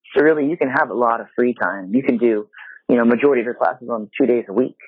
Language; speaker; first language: English; non-native, fluent; Japanese